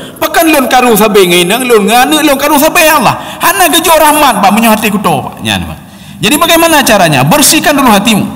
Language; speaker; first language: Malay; non-native, local second language; Achinese